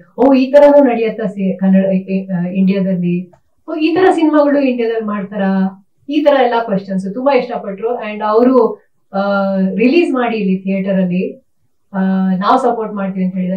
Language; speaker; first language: Kannada; native; Kannada